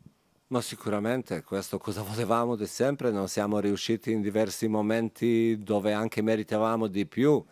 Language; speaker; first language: Italian; non-native, fluent; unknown